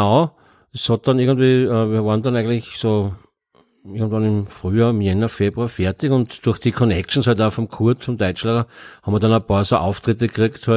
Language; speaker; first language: German; native; German